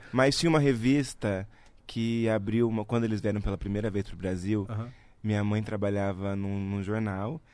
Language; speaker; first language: Portuguese; native; Portuguese